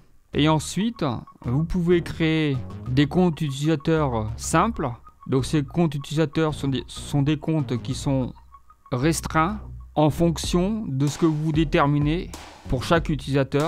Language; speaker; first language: French; native; French